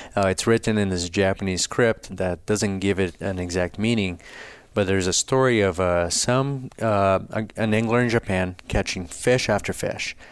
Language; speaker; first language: English; early bilingual, other home language; Portuguese